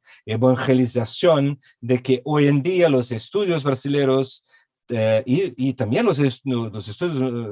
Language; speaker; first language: Spanish; non-native, fluent; Portuguese